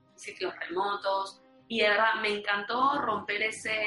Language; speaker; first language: Spanish; native; Spanish